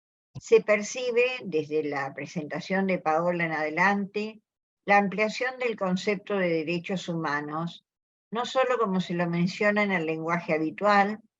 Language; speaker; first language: Spanish; native; Spanish